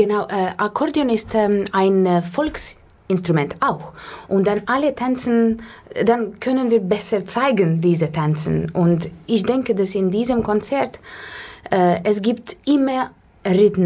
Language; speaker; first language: German; non-native, learner; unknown